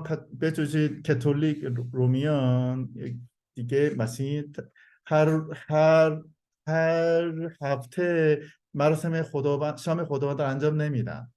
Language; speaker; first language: Persian; non-native, learner; Korean